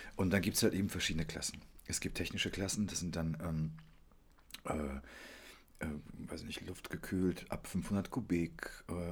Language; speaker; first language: German; early bilingual, other home language; Polish